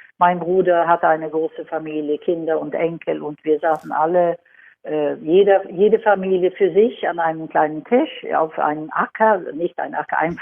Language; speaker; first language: German; non-native, fluent; Swedish